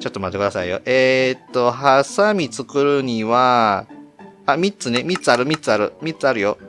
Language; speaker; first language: Japanese; native; Japanese